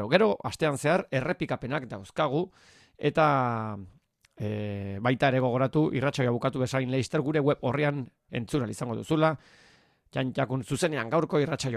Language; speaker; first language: Basque; native; Basque